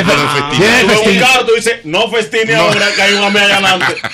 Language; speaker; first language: Spanish; native; Spanish